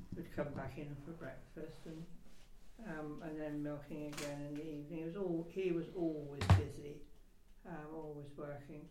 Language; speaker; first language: English; native; English